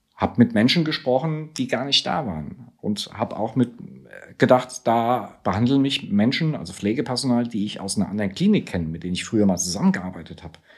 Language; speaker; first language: German; native; German